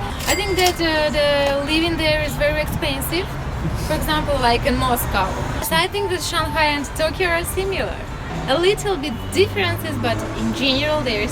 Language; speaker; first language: English; non-native, learner; Russian